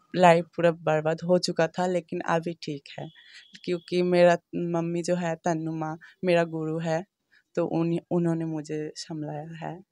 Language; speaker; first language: Hindi; non-native, local second language; Bangla